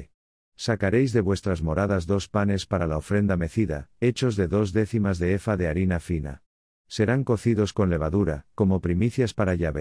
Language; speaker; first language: Spanish; native; Spanish